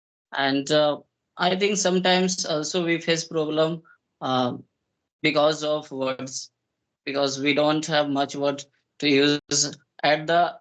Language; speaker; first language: English; non-native, local second language; Hindi